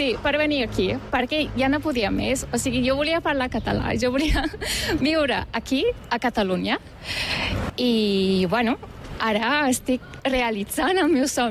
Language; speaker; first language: Catalan; non-native, fluent; Turkish